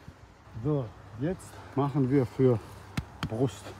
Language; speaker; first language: German; non-native, learner; Chechen